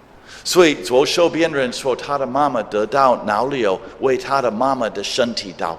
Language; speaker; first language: Chinese; non-native, fluent; English